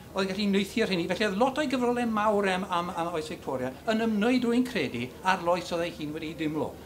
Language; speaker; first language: Welsh; native; Welsh